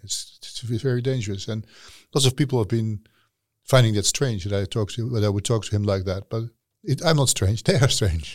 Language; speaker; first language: English; non-native, fluent; Dutch